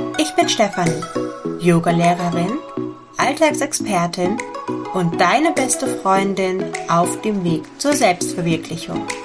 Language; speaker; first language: German; native; German